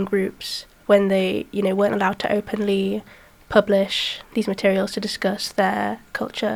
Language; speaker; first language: English; native; English